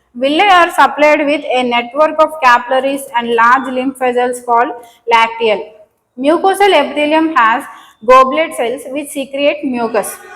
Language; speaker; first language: English; non-native, local second language; Telugu